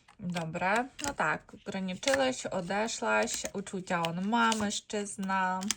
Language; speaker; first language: Polish; non-native, learner; Ukrainian